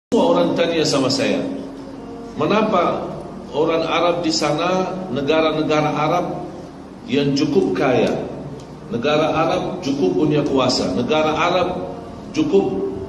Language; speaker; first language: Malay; non-native, fluent; Arabic